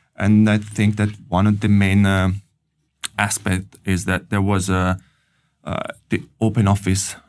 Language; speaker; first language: English; non-native, fluent; Italian